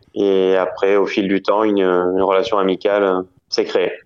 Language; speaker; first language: French; native; French